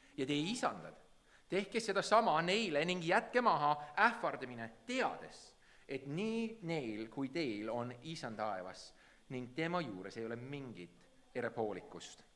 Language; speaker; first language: Estonian; early bilingual, heritage; Estonian